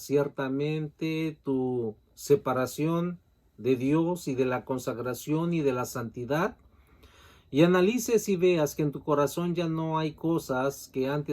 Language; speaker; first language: Spanish; native; Spanish